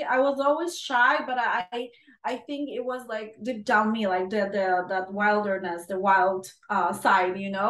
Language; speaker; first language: English; non-native, fluent; Italian